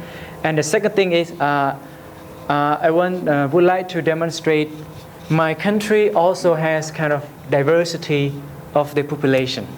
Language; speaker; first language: English; non-native, learner; Lao